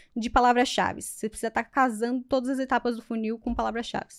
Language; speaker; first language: Portuguese; native; Portuguese